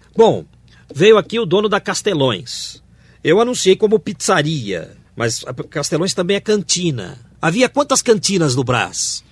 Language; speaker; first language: Portuguese; native; Portuguese